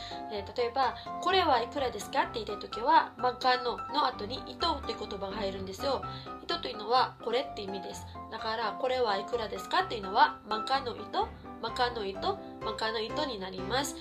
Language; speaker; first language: Japanese; non-native, fluent; Filipino